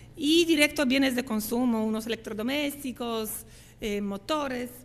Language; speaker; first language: Spanish; non-native, fluent; Polish